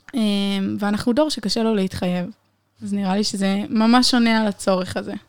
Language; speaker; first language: Hebrew; native; Hebrew